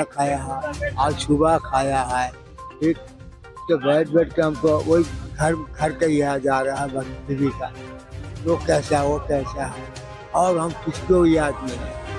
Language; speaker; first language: Hindi; non-native, local second language; Bangla